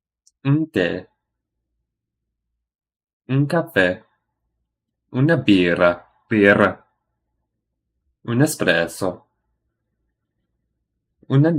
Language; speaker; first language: Italian; non-native, learner; English